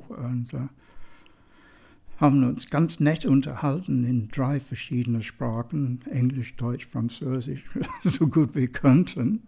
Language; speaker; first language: German; non-native, fluent; English